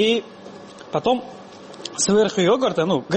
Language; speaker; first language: Russian; non-native, learner; Tajik